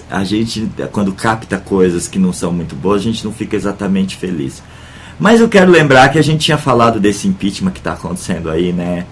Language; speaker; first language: Portuguese; native; Portuguese